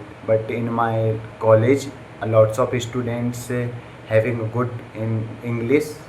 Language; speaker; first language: English; non-native, learner; Hindi